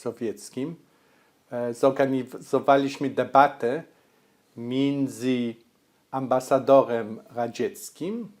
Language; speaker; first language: Polish; early bilingual, heritage; Polish